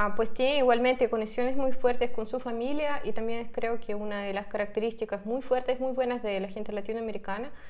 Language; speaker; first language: Spanish; non-native, fluent; Russian